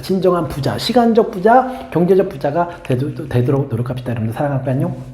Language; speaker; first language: Korean; native; Korean